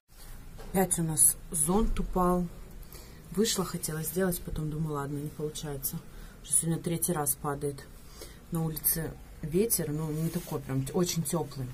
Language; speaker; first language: Russian; native; Russian